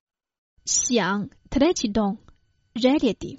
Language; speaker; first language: Croatian; non-native, fluent; Chinese